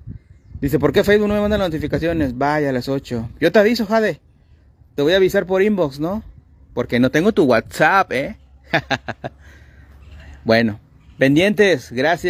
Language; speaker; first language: Spanish; native; Spanish